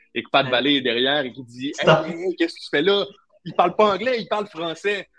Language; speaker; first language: French; native; French